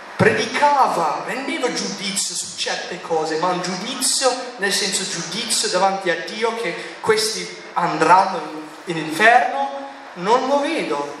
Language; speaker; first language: Italian; non-native, fluent; English